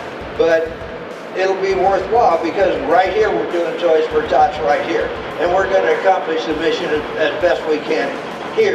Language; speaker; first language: English; native; English